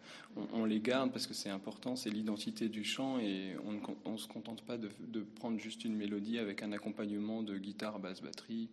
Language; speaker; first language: French; native; French